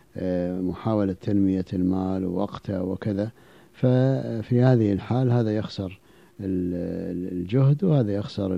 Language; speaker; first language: Arabic; native; Arabic